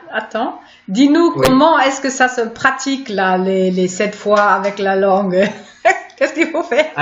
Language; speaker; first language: French; non-native, fluent; German